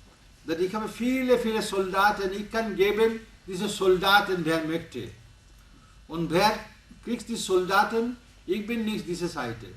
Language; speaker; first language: German; non-native, learner; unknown